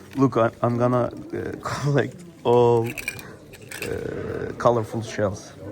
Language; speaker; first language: English; non-native, learner; Turkish